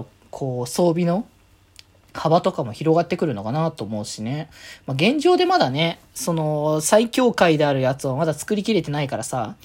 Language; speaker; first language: Japanese; native; Japanese